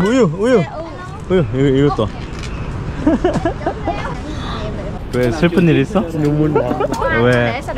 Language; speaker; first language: Korean; native; Korean